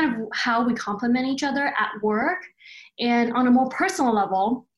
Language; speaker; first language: English; early bilingual, other home language; Chinese